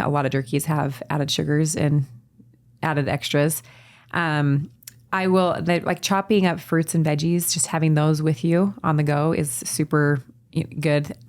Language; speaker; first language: English; native; English